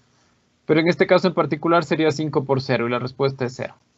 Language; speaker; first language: Spanish; native; Spanish